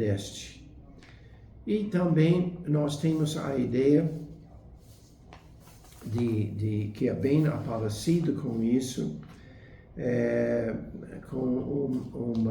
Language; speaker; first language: Portuguese; non-native, fluent; English